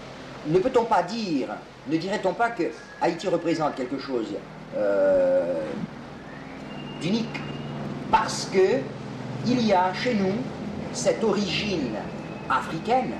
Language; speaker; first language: French; native; French